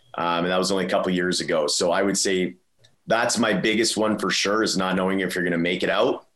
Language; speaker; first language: English; native; English